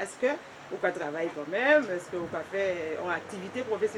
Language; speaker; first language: French; native; French